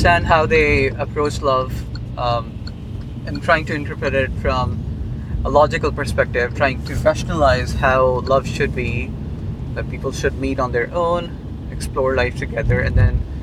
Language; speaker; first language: English; non-native, local second language; Urdu